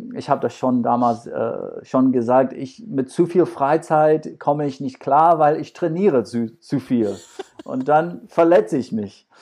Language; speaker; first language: German; non-native, fluent; English